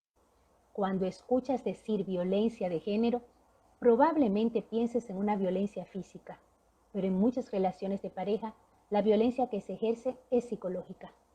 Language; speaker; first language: Spanish; native; Spanish